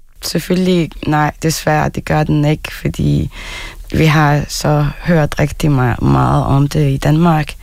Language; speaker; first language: Danish; early bilingual, other home language; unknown